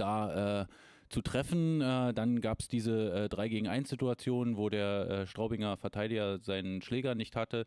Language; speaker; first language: German; native; German